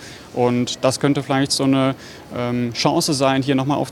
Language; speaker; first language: German; native; German